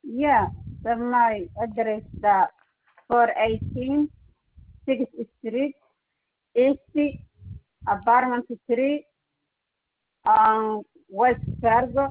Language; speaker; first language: English; non-native, learner; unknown